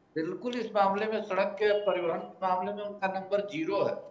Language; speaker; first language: Hindi; native; Hindi